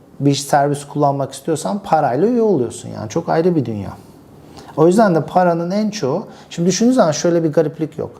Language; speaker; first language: Turkish; early bilingual, other home language; English